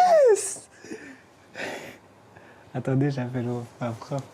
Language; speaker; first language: French; non-native, fluent; Persian